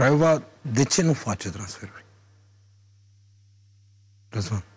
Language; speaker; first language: Romanian; native; Romanian